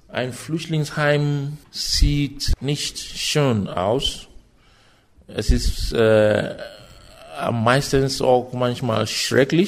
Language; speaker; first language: German; non-native, fluent; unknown